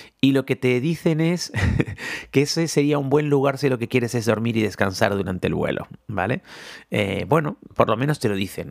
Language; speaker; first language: Spanish; native; Spanish